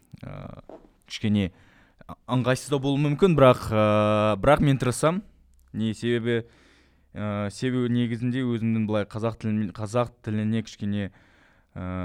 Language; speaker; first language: Kazakh; non-native, local second language; Russian